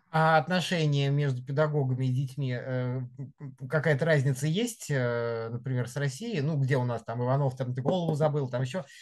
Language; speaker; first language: Russian; native; Russian